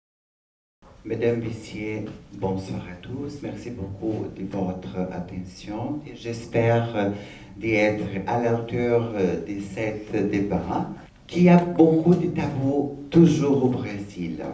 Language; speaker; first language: French; non-native, learner; Portuguese